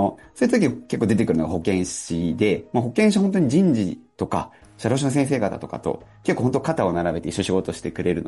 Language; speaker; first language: Japanese; native; Japanese